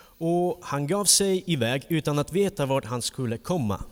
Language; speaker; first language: Swedish; non-native, fluent; Ukrainian